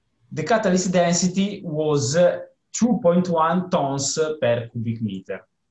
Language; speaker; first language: English; non-native, fluent; Italian